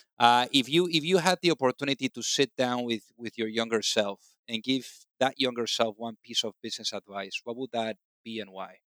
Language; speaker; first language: English; non-native, fluent; Spanish